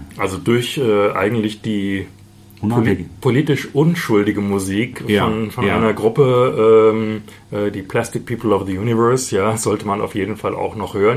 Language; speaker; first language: German; native; German